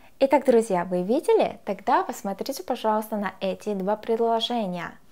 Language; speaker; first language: Russian; non-native, fluent; Korean